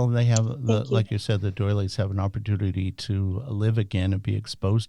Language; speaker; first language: English; native; English